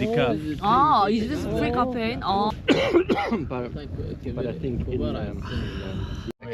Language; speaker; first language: English; non-native, learner; Korean